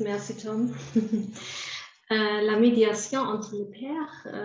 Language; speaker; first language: French; non-native, learner; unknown